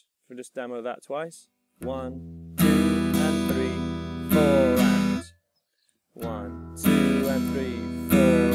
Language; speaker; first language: English; native; English